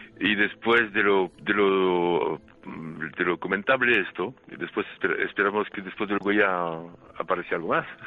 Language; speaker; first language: Spanish; non-native, fluent; French